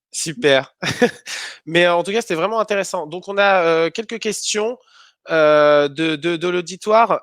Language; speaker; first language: French; native; French